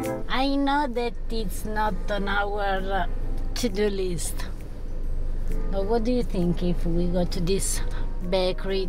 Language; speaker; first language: English; non-native, fluent; Italian